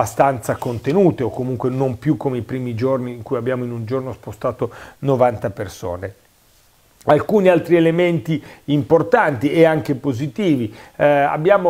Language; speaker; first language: Italian; native; Italian